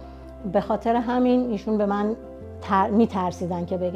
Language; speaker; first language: Persian; native; Persian